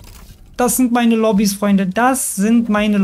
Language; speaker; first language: German; native; German